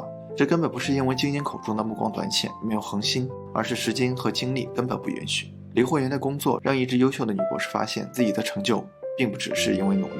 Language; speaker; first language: Chinese; native; Chinese